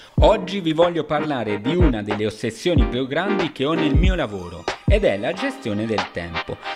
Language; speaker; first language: Italian; non-native, fluent; Spanish